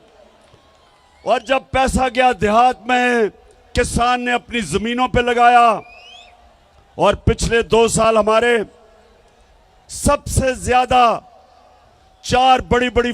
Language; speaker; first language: Urdu; native; Urdu